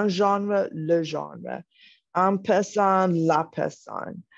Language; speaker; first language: French; non-native, learner; English